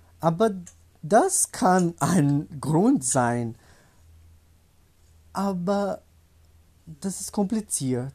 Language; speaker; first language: German; non-native, learner; Portuguese